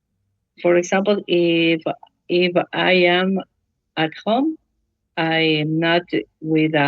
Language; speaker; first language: English; non-native, learner; Spanish